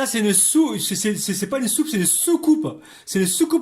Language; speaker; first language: French; native; French